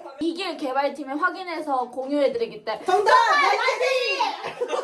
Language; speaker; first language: Korean; native; Korean